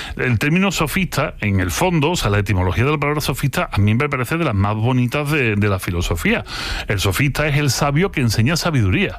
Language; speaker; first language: Spanish; native; Spanish